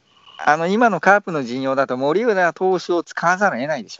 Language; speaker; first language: Japanese; native; Japanese